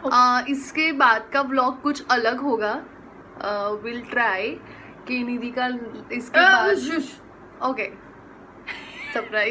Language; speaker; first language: Hindi; non-native, local second language; Gujarati